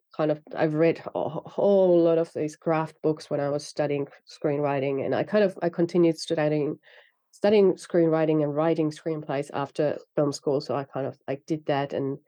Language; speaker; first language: English; non-native, fluent; Finnish